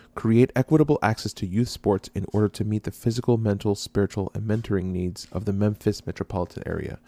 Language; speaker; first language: English; native; English